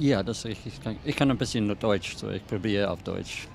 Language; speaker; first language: German; non-native, learner; English